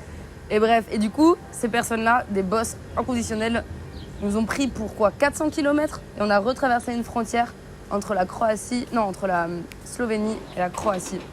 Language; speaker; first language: French; native; French